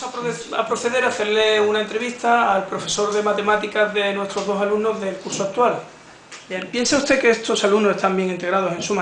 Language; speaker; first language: Spanish; native; Spanish